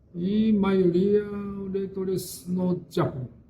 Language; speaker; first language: Portuguese; non-native, learner; Japanese